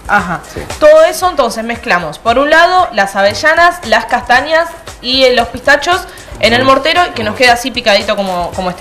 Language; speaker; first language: Spanish; native; Spanish